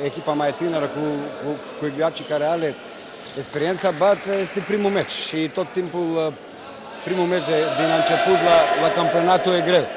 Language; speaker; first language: Romanian; non-native, learner; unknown